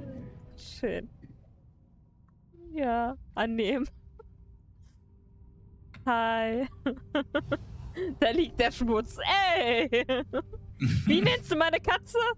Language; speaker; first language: German; native; German